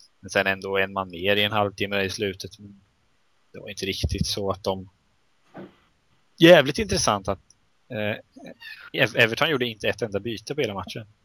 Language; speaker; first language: Swedish; native; Swedish